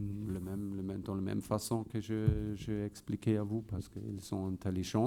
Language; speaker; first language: French; non-native, fluent; German